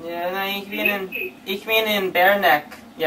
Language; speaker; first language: German; non-native, learner; English